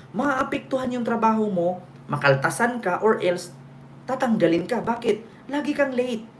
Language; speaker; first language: Filipino; non-native, local second language; Cebuano